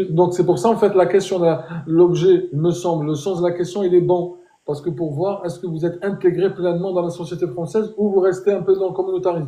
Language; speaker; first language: French; native; French